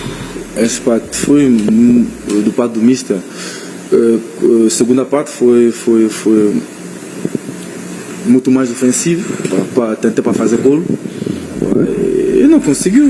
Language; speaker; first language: Portuguese; non-native, learner; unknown